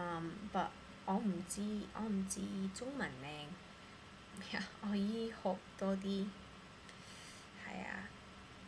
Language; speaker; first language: Chinese; non-native, learner; English